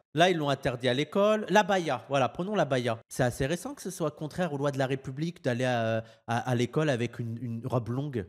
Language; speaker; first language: French; native; French